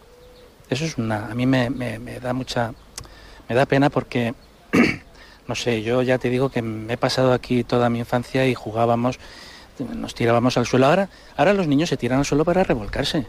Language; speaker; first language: Spanish; native; Spanish